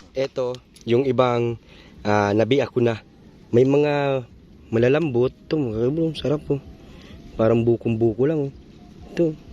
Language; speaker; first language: Filipino; native; Filipino